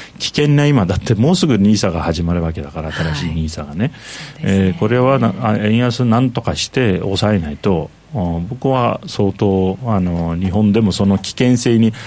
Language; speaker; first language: Japanese; non-native, fluent; Turkish